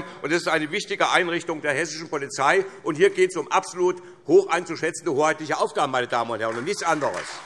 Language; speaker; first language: German; native; German